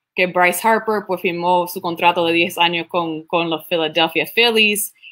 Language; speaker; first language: Spanish; early bilingual, heritage; Spanish